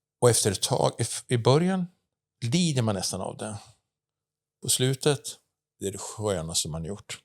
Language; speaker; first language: Swedish; native; Swedish